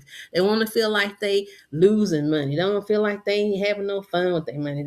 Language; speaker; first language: English; native; English